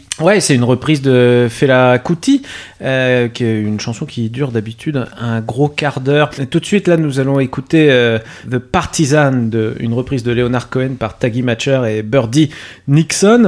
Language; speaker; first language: French; native; French